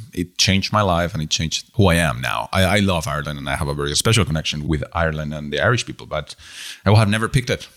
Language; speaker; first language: English; non-native, fluent; Spanish